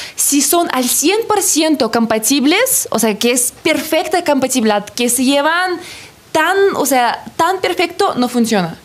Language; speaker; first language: Spanish; non-native, fluent; Russian